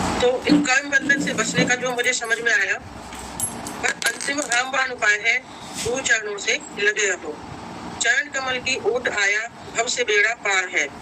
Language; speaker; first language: Hindi; native; Hindi